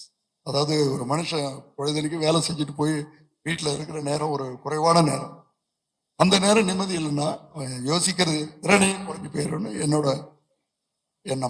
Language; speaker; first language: Tamil; native; Tamil